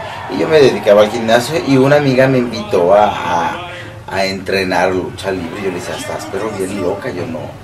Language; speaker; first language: Spanish; early bilingual, heritage; Spanish